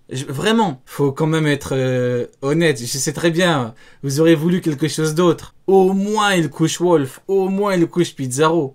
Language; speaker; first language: French; native; French